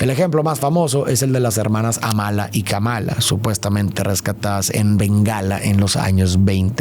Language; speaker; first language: Spanish; native; Spanish